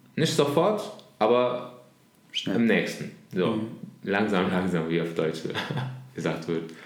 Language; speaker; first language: German; non-native, learner; Arabic